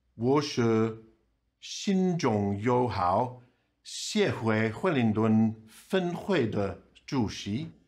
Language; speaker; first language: Chinese; non-native, learner; English